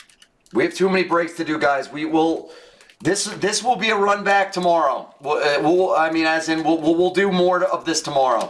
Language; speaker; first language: English; native; English